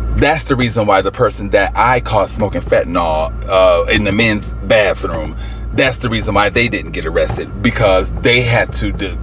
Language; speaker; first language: English; native; English